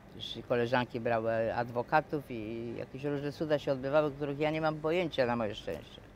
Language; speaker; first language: Polish; native; Polish